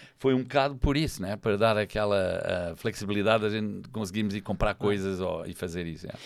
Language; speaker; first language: Portuguese; non-native, fluent; English